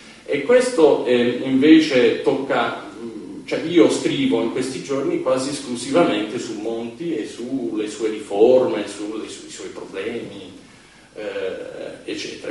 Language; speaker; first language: Italian; non-native, fluent; English